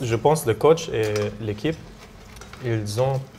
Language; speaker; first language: French; non-native, learner; German